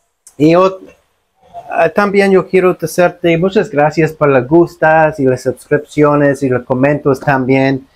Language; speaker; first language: Spanish; non-native, learner; English